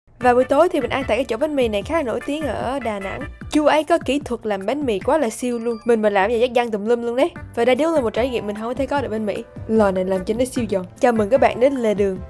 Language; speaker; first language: Vietnamese; early bilingual, heritage; Vietnamese